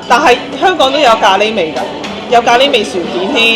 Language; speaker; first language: Cantonese; native; Cantonese